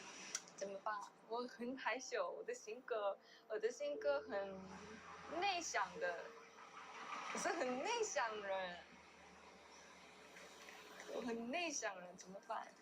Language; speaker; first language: Chinese; non-native, learner; Korean